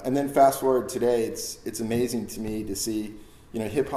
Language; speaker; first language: English; native; English